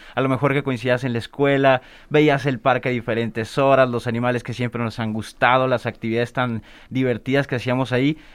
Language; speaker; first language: Spanish; native; Spanish